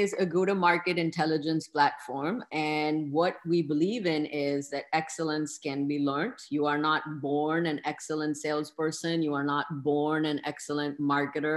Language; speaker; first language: English; non-native, local second language; Urdu